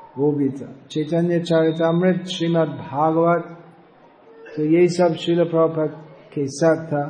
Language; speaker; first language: Hindi; non-native, fluent; English